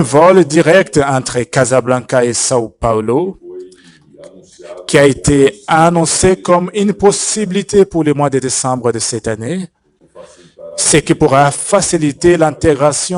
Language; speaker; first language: French; non-native, fluent; Portuguese